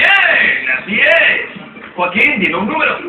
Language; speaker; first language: Spanish; native; Spanish